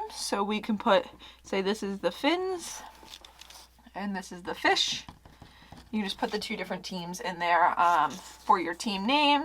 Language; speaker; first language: English; native; English